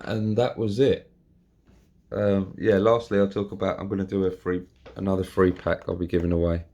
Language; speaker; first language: English; native; English